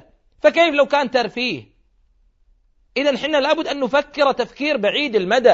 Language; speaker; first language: Arabic; native; Arabic